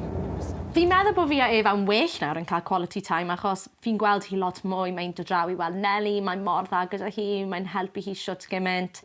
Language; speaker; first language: Welsh; native; Welsh